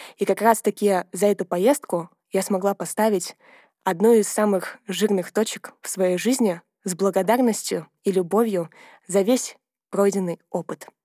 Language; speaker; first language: Russian; native; Russian